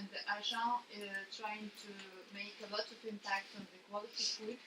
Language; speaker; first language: English; non-native, learner; Russian